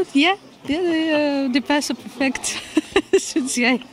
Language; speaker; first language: Danish; non-native, fluent; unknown